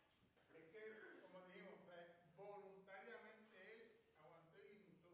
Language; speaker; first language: Spanish; native; Spanish